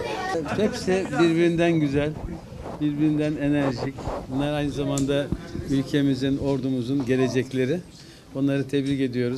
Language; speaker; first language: Turkish; native; Turkish